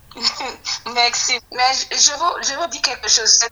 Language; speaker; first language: French; non-native, learner; Yoruba